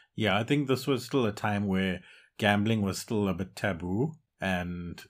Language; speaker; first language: English; native; English